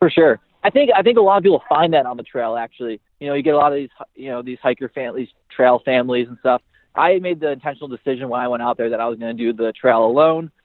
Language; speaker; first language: English; native; English